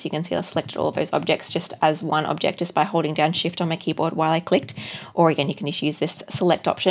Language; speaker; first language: English; native; English